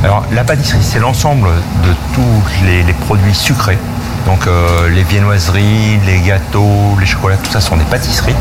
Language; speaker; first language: French; native; French